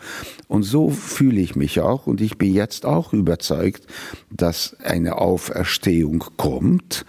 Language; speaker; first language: German; non-native, fluent; Hungarian